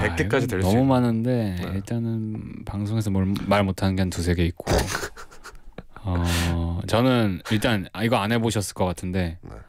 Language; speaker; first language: Korean; native; Korean